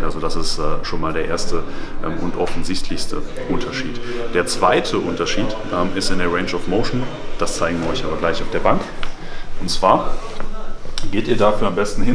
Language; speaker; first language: German; native; German